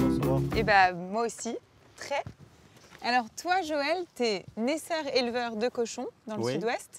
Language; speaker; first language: French; native; French